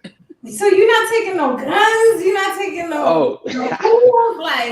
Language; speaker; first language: English; native; English